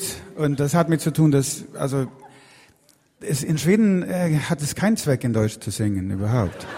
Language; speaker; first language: German; non-native, fluent; Swedish